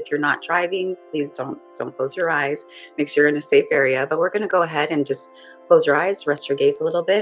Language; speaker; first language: English; native; English